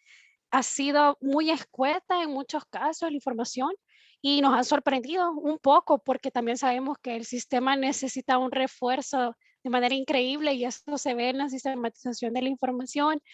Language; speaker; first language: Spanish; native; Spanish